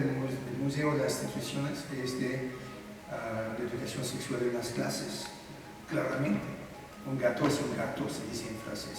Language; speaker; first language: Spanish; non-native, fluent; French